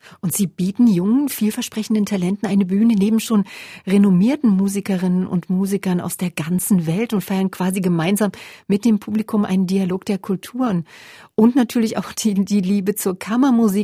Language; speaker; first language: German; native; German